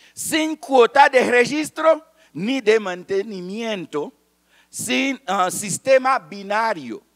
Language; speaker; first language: Spanish; non-native, fluent; Haitian Creole